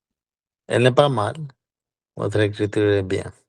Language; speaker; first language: French; non-native, learner; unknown